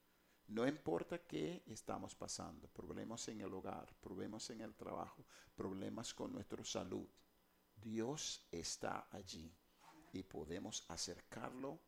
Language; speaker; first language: Spanish; non-native, fluent; English